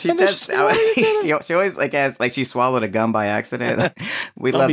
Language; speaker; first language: English; native; English